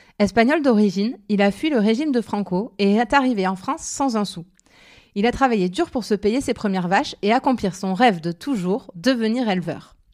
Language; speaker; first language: French; native; French